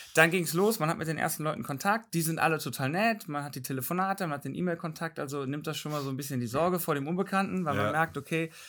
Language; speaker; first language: German; native; German